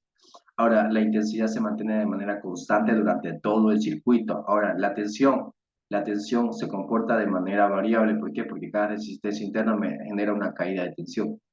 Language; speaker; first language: Spanish; native; Spanish